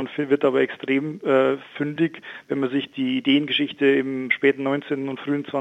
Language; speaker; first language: German; native; German